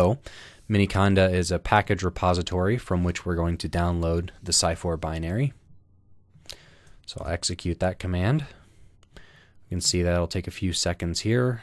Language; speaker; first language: English; native; English